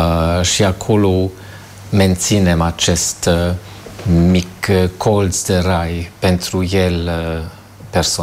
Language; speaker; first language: Romanian; non-native, fluent; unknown